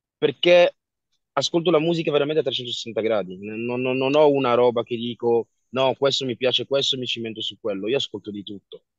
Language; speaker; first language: Italian; early bilingual, other home language; French